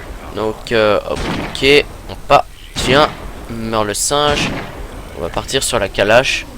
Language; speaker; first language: French; native; French